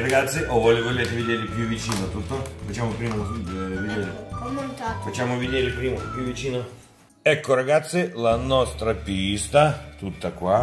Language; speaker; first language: Italian; non-native, fluent; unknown